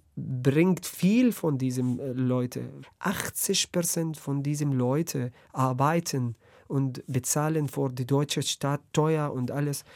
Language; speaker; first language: German; non-native, learner; Arabic